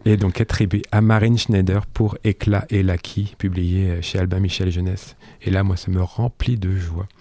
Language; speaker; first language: French; native; French